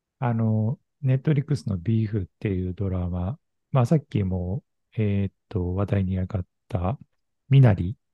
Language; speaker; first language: Japanese; native; Japanese